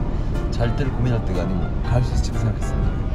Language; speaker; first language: Korean; native; Korean